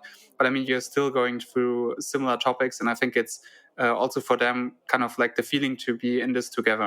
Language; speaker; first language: English; non-native, fluent; German